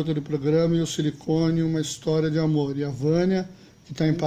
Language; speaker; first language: Portuguese; native; Portuguese